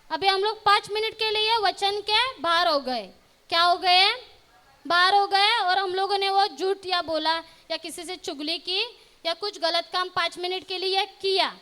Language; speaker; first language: Hindi; non-native, local second language; Marathi